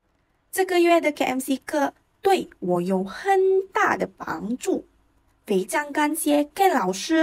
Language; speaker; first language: Chinese; non-native, learner; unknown